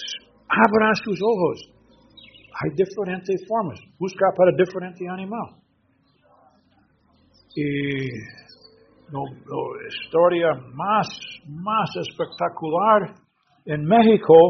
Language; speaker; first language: Spanish; non-native, learner; English